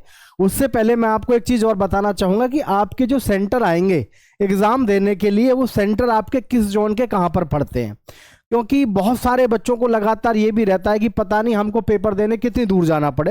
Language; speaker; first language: Hindi; native; Hindi